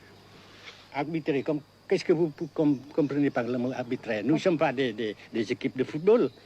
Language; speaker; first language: French; non-native, fluent; Vietnamese